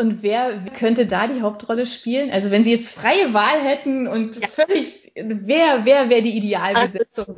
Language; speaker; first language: German; native; German